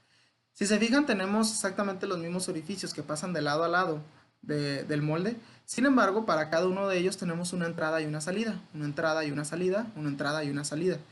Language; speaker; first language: Spanish; native; Spanish